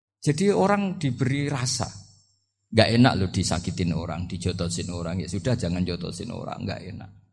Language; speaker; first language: Indonesian; non-native, local second language; Javanese